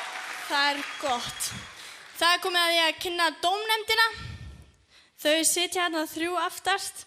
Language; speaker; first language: Icelandic; native; Icelandic